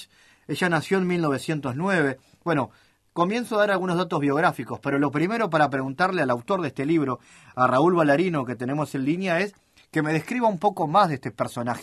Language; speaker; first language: Spanish; native; Spanish